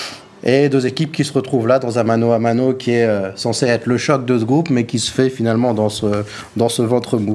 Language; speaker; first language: French; native; French